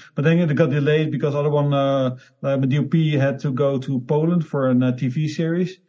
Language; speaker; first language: English; non-native, learner; Dutch